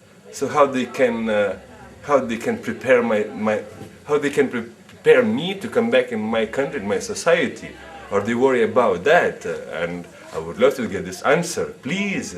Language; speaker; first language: English; non-native, fluent; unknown